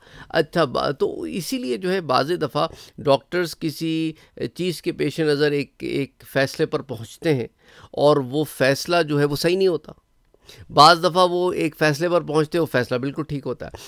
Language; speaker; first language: Urdu; native; Urdu